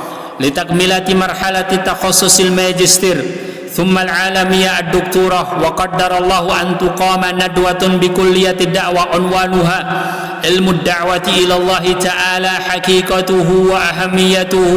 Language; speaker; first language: Arabic; non-native, fluent; Indonesian